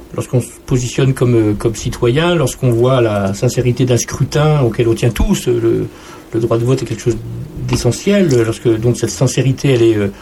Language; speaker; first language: French; native; French